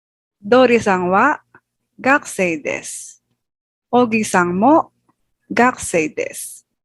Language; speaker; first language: Japanese; non-native, fluent; Filipino